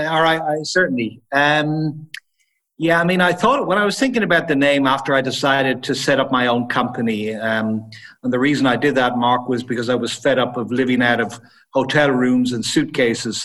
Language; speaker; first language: English; native; English